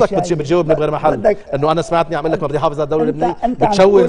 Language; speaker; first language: Arabic; native; Arabic